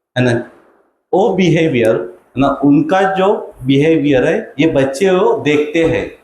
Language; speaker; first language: Hindi; non-native, local second language; Marathi